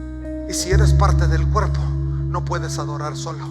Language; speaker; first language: Spanish; native; Spanish